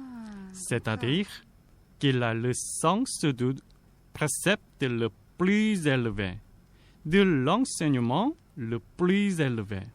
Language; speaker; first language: French; non-native, fluent; Korean